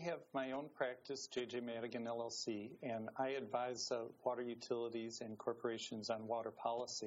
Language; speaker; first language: English; native; English